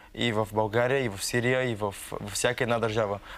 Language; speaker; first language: Bulgarian; early bilingual, other home language; Arabic